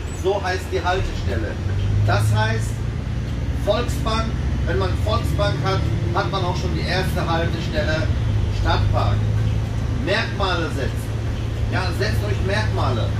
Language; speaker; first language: German; native; German